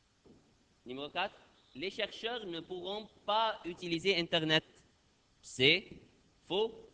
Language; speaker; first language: French; non-native, fluent; Arabic